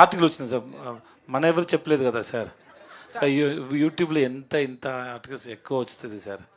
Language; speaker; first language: Telugu; non-native, learner; Tamil